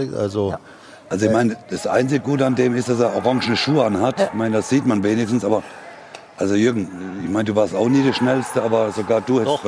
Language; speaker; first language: German; native; German